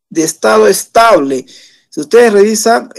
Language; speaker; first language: Spanish; native; Spanish